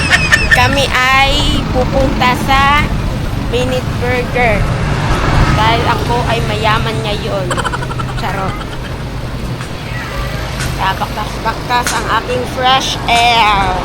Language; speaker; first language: Filipino; non-native, local second language; Cebuano